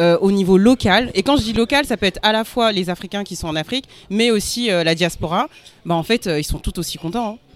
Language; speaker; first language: French; early bilingual, other home language; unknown